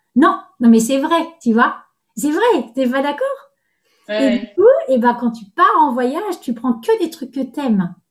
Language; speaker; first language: French; native; French